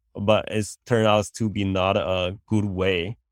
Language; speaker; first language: English; non-native, fluent; Chinese